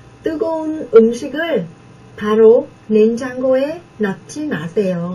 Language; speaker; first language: Korean; non-native, fluent; Vietnamese